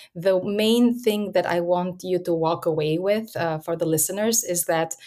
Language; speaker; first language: English; early bilingual, other home language; Albanian